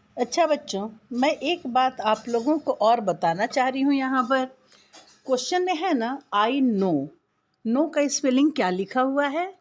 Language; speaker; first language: Hindi; native; Hindi